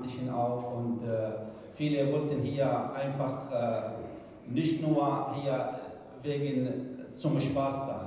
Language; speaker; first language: German; non-native, fluent; Arabic